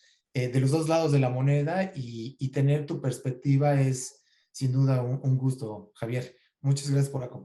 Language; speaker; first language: Spanish; native; Spanish